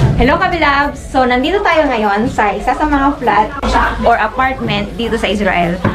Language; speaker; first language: Filipino; native; Filipino